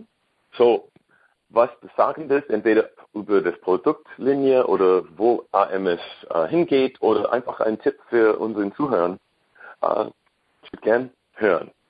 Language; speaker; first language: German; non-native, learner; English